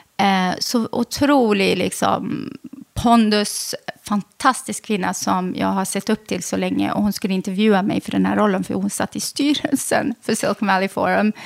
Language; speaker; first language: Swedish; early bilingual, other home language; Arabic